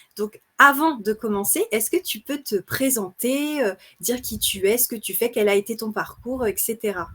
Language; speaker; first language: French; native; French